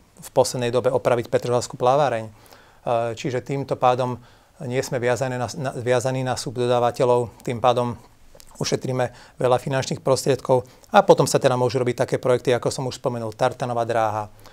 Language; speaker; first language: Slovak; native; Slovak